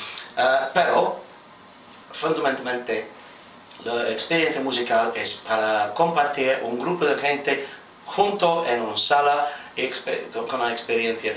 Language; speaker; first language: Spanish; non-native, fluent; English